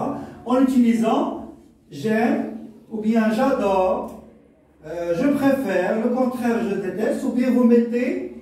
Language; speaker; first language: French; non-native, local second language; Arabic